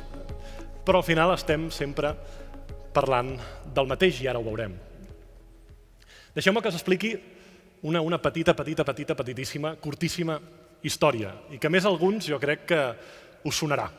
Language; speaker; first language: Catalan; native; Catalan